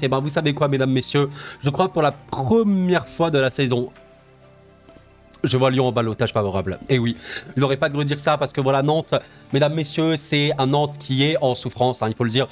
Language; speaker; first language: French; native; French